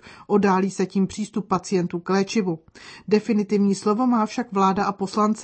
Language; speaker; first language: Czech; native; Czech